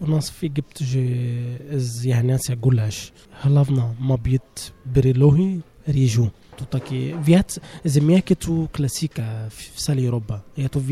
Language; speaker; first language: Slovak; non-native, learner; Arabic